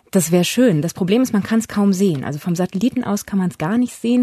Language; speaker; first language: German; native; German